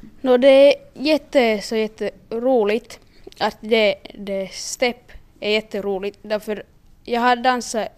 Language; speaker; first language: Swedish; non-native, local second language; Finnish